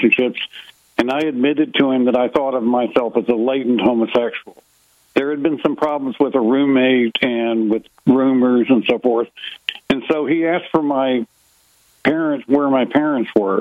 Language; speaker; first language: English; native; English